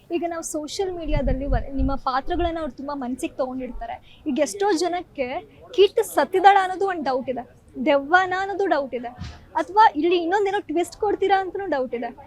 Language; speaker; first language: Kannada; native; Kannada